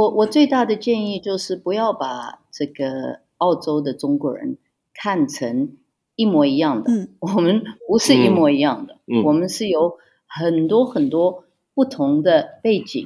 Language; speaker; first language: Chinese; early bilingual, heritage; Chinese